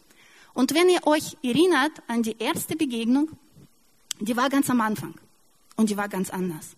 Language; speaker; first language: German; non-native, fluent; Russian